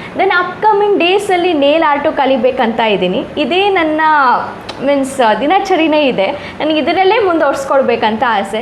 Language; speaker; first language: Kannada; native; Kannada